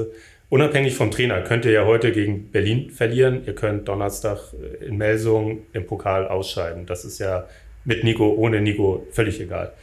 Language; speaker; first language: German; native; German